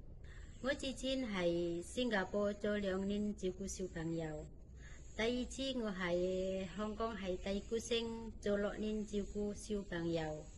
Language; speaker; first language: Cantonese; non-native, learner; Indonesian